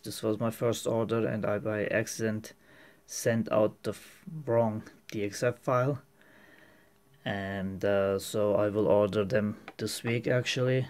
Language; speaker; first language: English; non-native, fluent; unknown